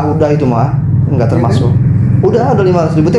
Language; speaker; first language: Indonesian; native; Indonesian